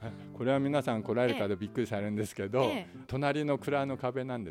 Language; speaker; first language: Japanese; native; Japanese